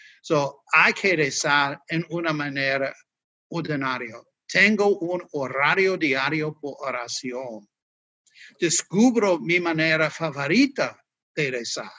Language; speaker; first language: Spanish; non-native, fluent; English